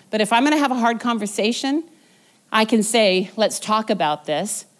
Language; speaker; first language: English; native; English